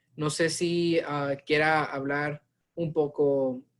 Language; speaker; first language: Spanish; early bilingual, heritage; Spanish